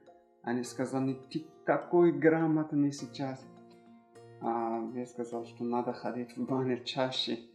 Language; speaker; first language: Russian; non-native, learner; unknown